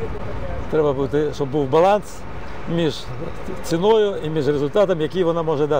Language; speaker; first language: Ukrainian; native; Ukrainian